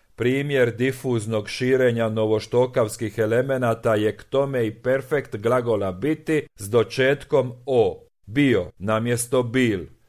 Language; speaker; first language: Croatian; native; Croatian